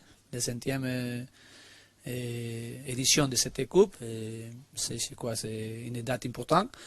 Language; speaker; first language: French; non-native, learner; Spanish